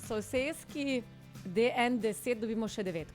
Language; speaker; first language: Slovenian; native; Slovenian